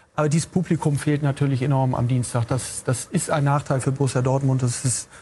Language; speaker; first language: German; native; German